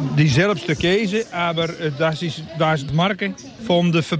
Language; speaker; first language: German; non-native, learner; Dutch